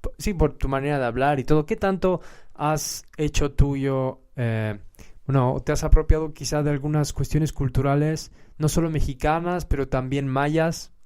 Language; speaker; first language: Spanish; native; Spanish